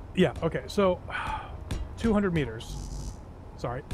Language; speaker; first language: English; native; English